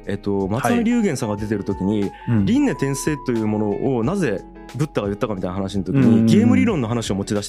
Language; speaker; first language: Japanese; native; Japanese